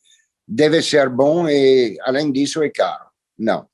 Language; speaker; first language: Portuguese; non-native, fluent; French